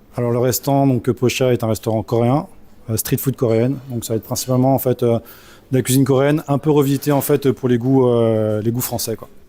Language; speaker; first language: French; native; French